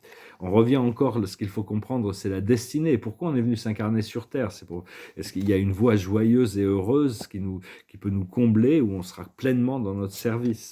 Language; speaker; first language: French; native; French